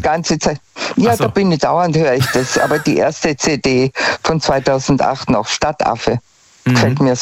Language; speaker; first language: German; native; German